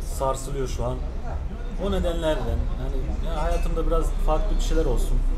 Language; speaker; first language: Turkish; early bilingual, heritage; Turkish